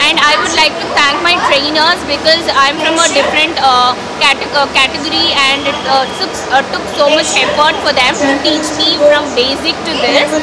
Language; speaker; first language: English; non-native, local second language; Tamil